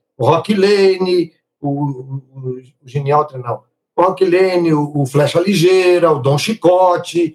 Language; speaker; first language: Portuguese; early bilingual, other home language; Italian